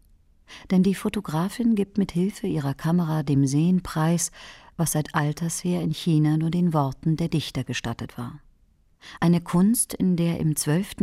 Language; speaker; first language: German; native; German